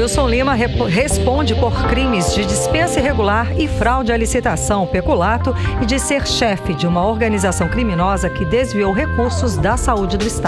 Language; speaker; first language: Portuguese; native; Portuguese